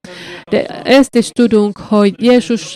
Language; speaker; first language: Hungarian; non-native, learner; Finnish